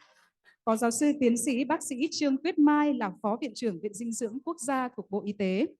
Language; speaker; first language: Vietnamese; native; Vietnamese